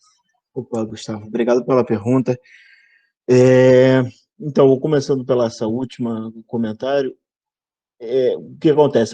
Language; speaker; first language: Portuguese; non-native, fluent; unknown